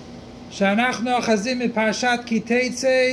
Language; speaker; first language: Hebrew; non-native, fluent; English